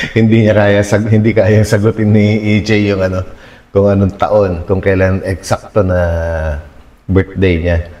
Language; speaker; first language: Filipino; non-native, local second language; Iloko